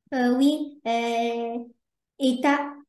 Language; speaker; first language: French; non-native, learner; Arabic